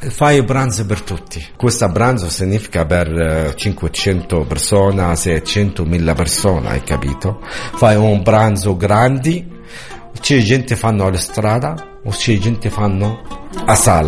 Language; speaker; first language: Italian; non-native, learner; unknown